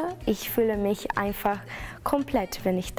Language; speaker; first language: German; non-native, fluent; Portuguese